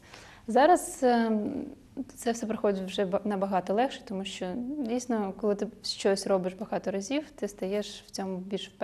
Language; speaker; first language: Ukrainian; non-native, local second language; Russian